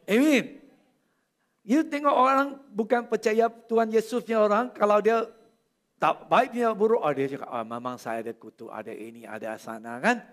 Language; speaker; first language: Malay; non-native, local second language; Chinese